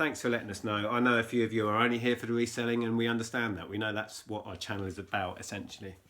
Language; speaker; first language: English; native; English